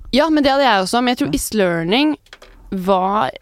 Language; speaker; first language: Norwegian; native; Norwegian